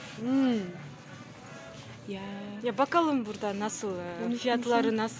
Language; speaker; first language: Turkish; non-native, learner; Kyrgyz